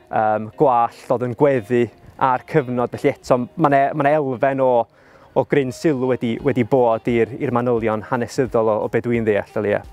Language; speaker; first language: Welsh; native; Welsh